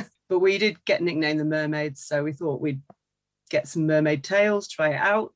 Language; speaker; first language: English; native; English